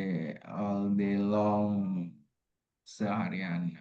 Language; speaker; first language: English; non-native, learner; Indonesian